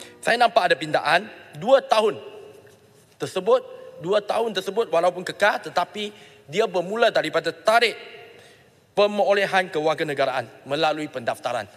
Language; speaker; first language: Malay; non-native, local second language; Chinese